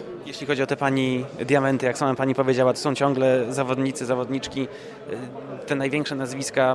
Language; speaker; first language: Polish; native; Polish